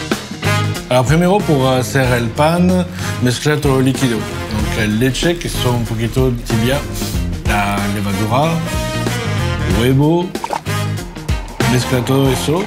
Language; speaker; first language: Spanish; non-native, learner; French